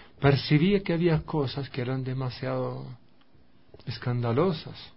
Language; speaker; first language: Spanish; non-native, fluent; French